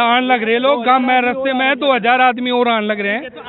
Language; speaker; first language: Hindi; native; Hindi